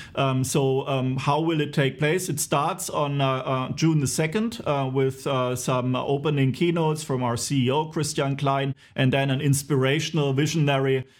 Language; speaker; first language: English; non-native, fluent; German